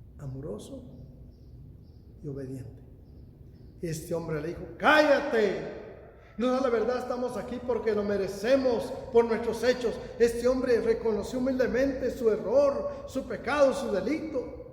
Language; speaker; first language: Spanish; native; Spanish